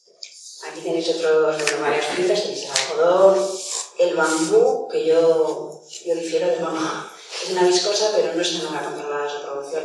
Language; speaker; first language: Spanish; native; Spanish